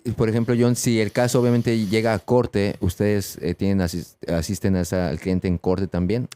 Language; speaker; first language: Spanish; native; Spanish